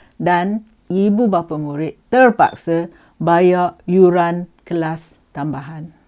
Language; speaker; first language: Malay; native; Malay